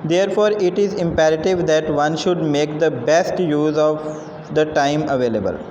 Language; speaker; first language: English; non-native, local second language; Punjabi